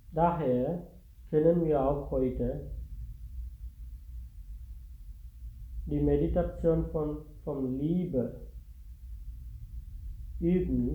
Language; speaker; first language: German; non-native, fluent; Sinhala